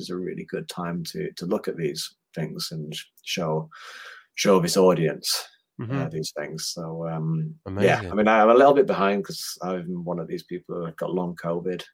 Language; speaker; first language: English; native; English